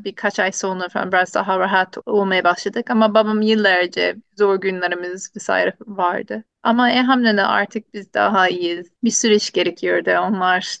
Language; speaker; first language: Turkish; non-native, fluent; English